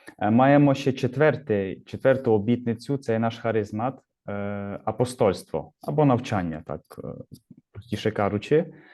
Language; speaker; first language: Ukrainian; native; Ukrainian